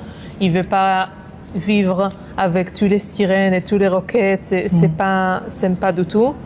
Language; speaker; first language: French; non-native, fluent; Hebrew